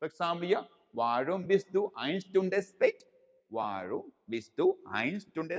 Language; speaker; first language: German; non-native, learner; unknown